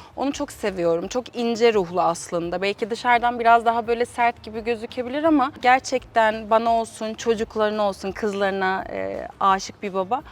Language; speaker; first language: Turkish; early bilingual, heritage; Turkish